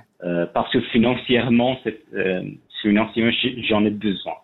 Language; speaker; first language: French; non-native, learner; Persian